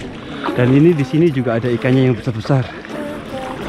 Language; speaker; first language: Indonesian; non-native, local second language; Javanese